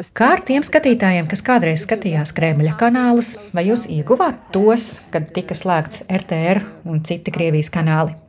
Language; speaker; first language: Latvian; native; Latvian